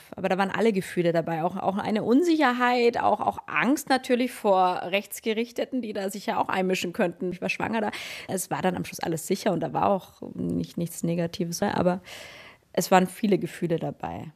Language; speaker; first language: German; native; German